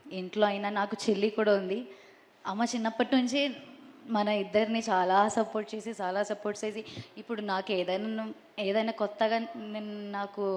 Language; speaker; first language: Telugu; non-native, learner; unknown